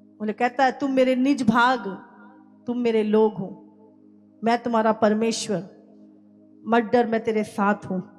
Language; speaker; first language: Hindi; native; Hindi